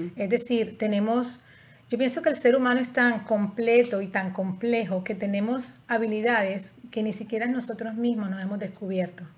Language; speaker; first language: Spanish; native; Spanish